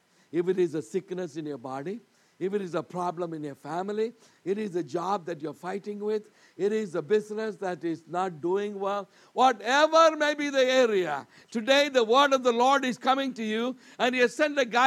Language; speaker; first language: English; non-native, local second language; Malayalam